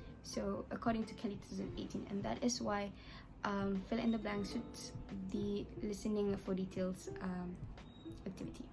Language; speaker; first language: English; non-native, local second language; Malay